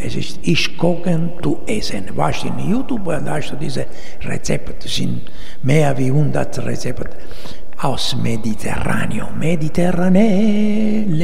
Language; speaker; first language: German; non-native, learner; Italian